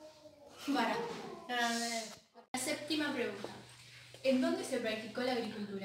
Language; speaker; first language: Spanish; native; Spanish